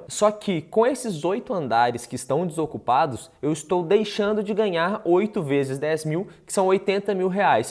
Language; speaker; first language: Portuguese; native; Portuguese